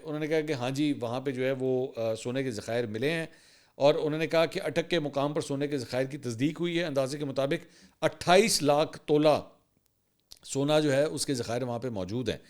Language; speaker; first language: Urdu; native; Urdu